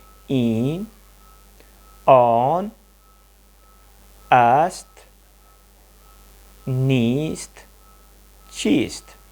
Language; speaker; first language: Persian; non-native, fluent; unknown